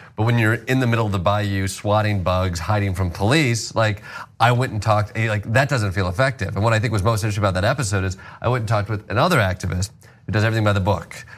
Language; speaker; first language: English; native; English